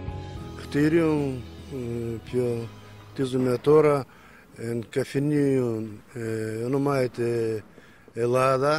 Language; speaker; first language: Greek; early bilingual, heritage; Greek